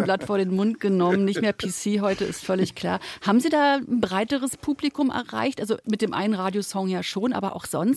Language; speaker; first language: German; native; German